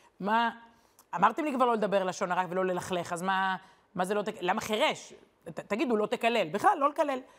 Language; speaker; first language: Hebrew; native; Hebrew